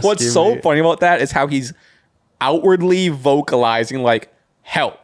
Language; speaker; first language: English; native; English